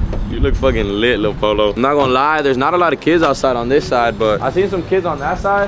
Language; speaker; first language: English; early bilingual, other home language; Spanish